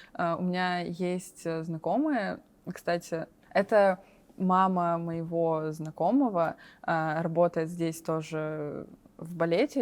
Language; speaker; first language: Russian; native; Russian